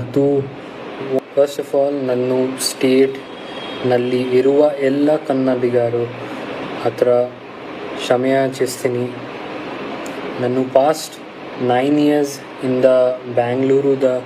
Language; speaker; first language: Kannada; non-native, local second language; Hindi